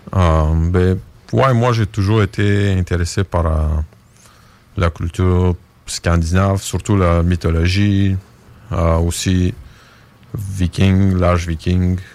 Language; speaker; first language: French; non-native, fluent; Bulgarian